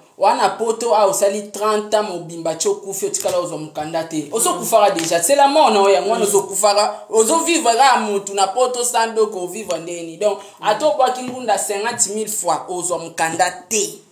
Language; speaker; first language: Lingala; non-native, local second language; Mongo